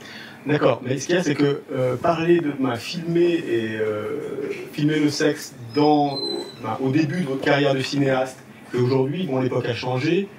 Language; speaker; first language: French; native; French